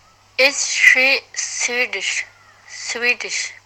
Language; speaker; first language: English; non-native, learner; Uyghur